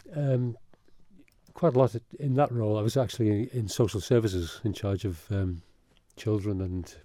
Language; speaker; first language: English; early bilingual, other home language; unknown